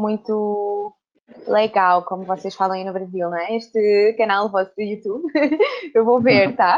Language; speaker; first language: Portuguese; native; Portuguese